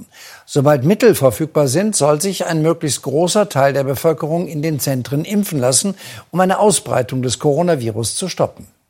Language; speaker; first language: German; native; German